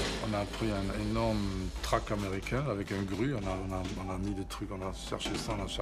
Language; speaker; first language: French; non-native, fluent; German